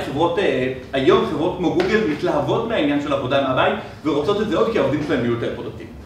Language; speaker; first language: Hebrew; native; Hebrew